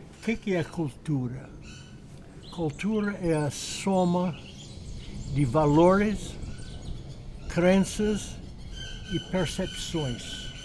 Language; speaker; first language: Portuguese; non-native, fluent; English